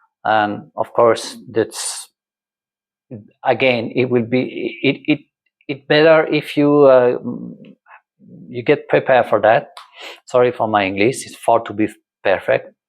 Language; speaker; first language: English; non-native, learner; French